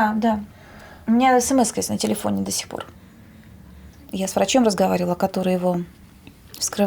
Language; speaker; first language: Russian; native; Russian